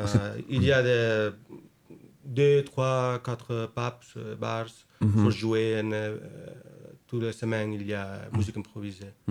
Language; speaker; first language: French; non-native, learner; Spanish